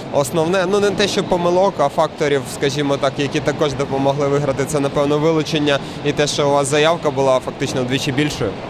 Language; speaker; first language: Ukrainian; native; Ukrainian